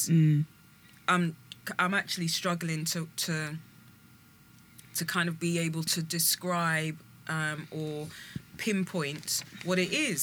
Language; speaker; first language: English; native; English